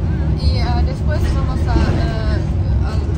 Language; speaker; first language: Spanish; non-native, learner; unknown